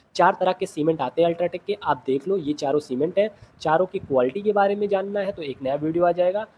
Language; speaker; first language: Hindi; native; Hindi